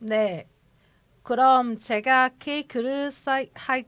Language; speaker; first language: Korean; non-native, learner; Cantonese